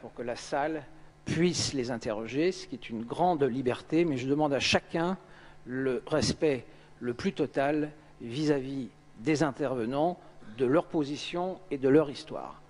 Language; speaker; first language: French; native; French